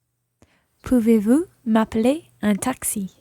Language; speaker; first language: French; non-native, learner; English